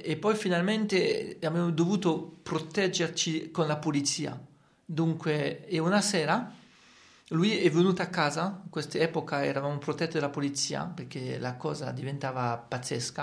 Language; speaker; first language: Italian; non-native, fluent; French